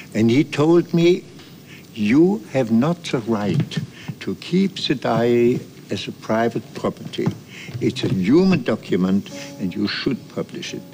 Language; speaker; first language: English; non-native, fluent; German